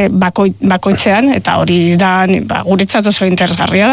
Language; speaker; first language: Basque; non-native, local second language; Spanish